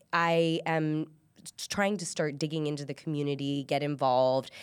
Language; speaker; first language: English; early bilingual, other home language; Persian